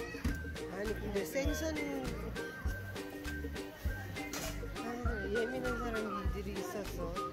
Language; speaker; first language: Korean; non-native, learner; Filipino